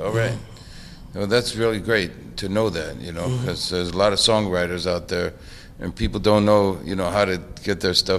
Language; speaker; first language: English; native; English